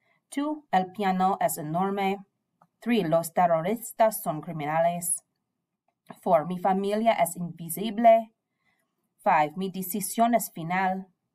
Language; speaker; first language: Spanish; non-native, fluent; English